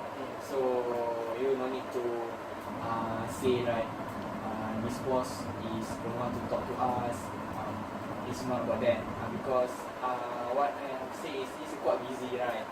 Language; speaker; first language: English; non-native, learner; Malay